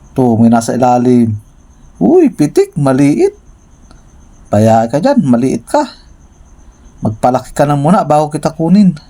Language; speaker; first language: Filipino; native; Filipino